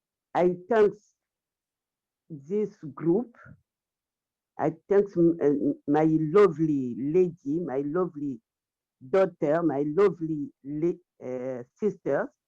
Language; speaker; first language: English; non-native, learner; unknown